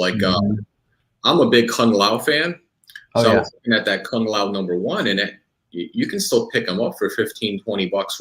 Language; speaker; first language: English; native; English